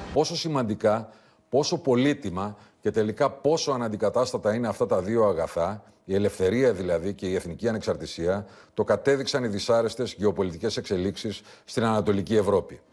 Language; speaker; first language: Greek; native; Greek